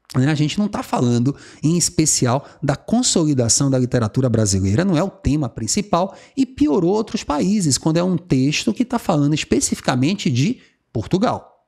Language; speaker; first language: Portuguese; native; Portuguese